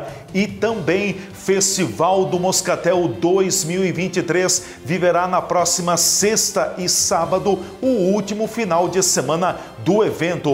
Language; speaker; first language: Portuguese; native; Portuguese